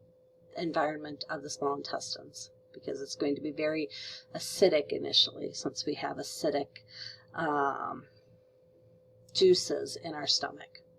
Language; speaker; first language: English; native; English